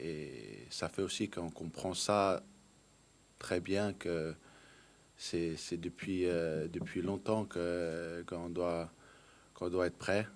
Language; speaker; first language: French; non-native, fluent; Danish